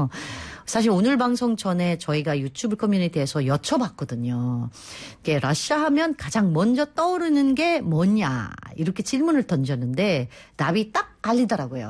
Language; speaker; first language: Korean; non-native, fluent; Filipino